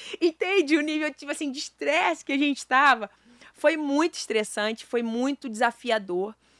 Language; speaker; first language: Portuguese; native; Portuguese